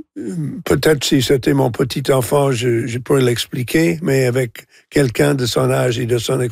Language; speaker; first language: French; non-native, local second language; English